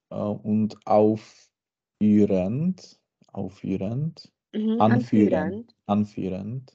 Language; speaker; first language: German; non-native, learner; Czech